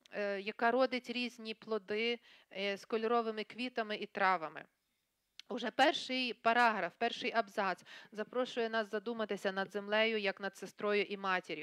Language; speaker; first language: Ukrainian; native; Ukrainian